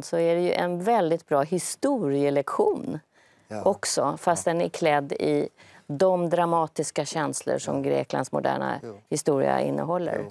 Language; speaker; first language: Swedish; native; Swedish